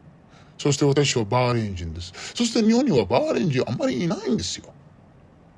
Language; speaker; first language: Japanese; non-native, learner; Arabic